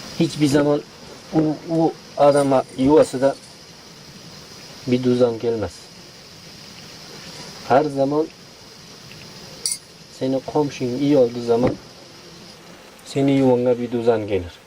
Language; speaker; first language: Turkish; non-native, learner; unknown